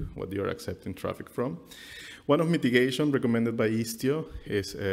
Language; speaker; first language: English; non-native, fluent; Spanish